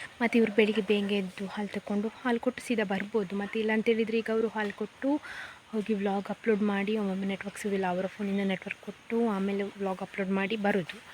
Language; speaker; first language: Kannada; non-native, local second language; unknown